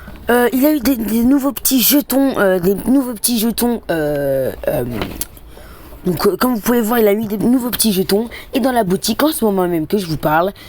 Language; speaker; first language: French; native; French